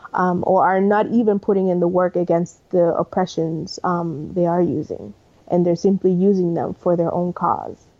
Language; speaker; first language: English; early bilingual, other home language; Spanish